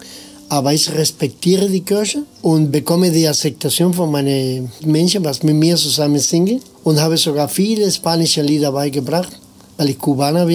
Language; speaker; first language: German; non-native, fluent; Spanish